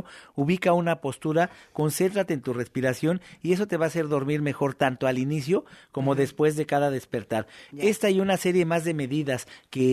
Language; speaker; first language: Spanish; native; Spanish